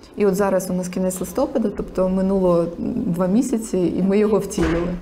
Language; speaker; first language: Ukrainian; non-native, local second language; Russian